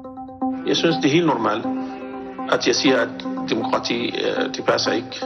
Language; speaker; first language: Danish; non-native, learner; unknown